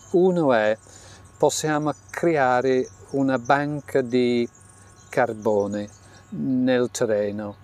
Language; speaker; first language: Italian; non-native, fluent; English